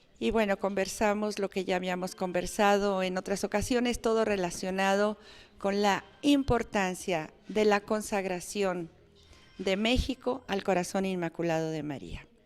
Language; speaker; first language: Spanish; native; Spanish